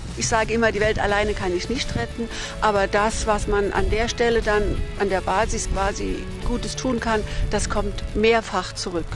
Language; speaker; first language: German; native; German